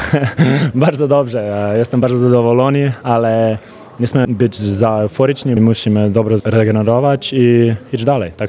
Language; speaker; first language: Polish; non-native, learner; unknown